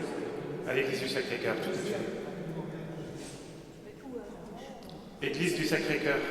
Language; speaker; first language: French; native; French